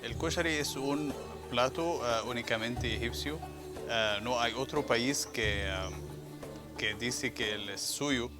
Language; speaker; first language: Spanish; non-native, fluent; Arabic